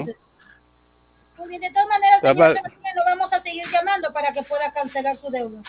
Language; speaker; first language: Spanish; native; Spanish